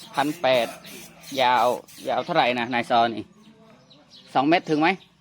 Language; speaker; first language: Thai; native; Thai